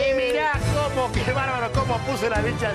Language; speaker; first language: Spanish; native; Spanish